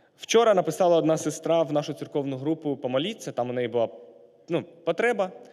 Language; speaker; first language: Ukrainian; non-native, local second language; Russian